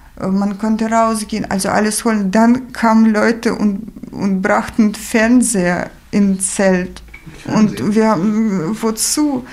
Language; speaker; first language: German; non-native, fluent; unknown